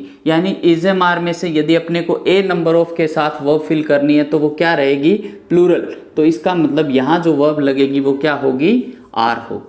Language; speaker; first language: Hindi; native; Hindi